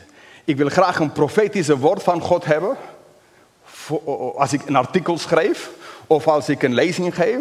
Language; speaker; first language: Dutch; non-native, fluent; English